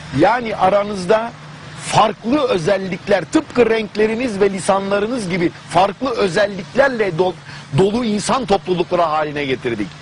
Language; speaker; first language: Turkish; non-native, fluent; German